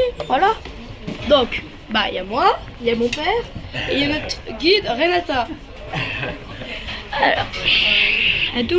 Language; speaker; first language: French; native; French